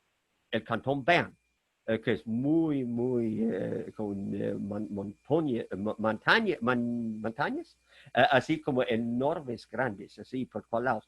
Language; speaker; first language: Spanish; non-native, fluent; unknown